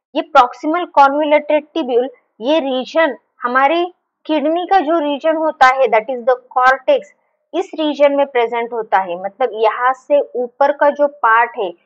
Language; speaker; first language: Hindi; non-native, local second language; Marathi